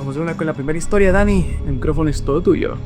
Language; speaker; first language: Spanish; native; Spanish